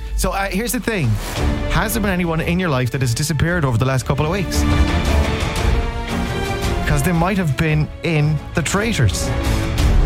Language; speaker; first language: English; native; English